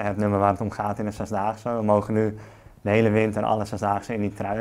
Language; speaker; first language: Dutch; native; Dutch